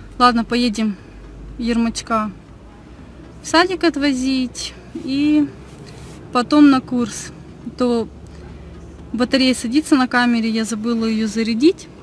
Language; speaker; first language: Russian; native; Russian